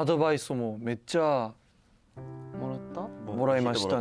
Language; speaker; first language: Japanese; non-native, fluent; Korean